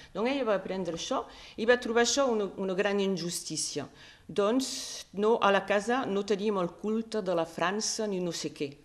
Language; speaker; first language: Catalan; non-native, local second language; French